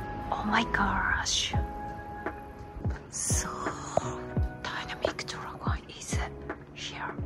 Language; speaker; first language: English; non-native, learner; Japanese